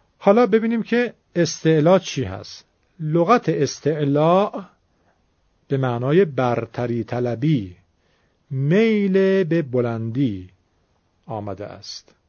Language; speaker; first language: Persian; native; Persian